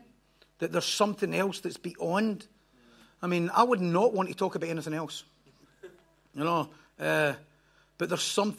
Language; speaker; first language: English; native; English